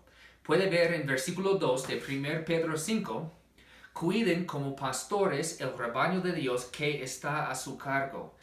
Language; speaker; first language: Spanish; non-native, fluent; English